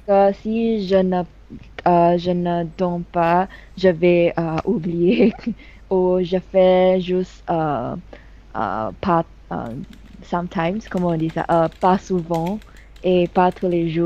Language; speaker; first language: French; non-native, learner; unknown